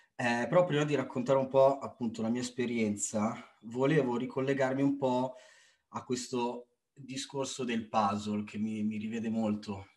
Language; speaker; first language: Italian; early bilingual, other home language; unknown